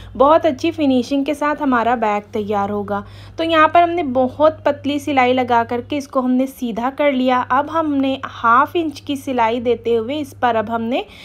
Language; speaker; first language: Hindi; native; Hindi